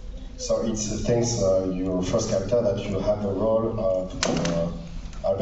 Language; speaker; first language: English; non-native, learner; French